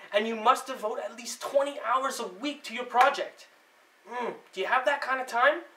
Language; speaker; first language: English; native; English